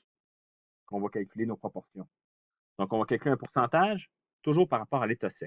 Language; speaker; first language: French; native; French